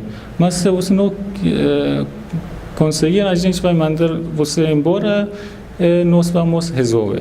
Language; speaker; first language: Portuguese; non-native, fluent; Persian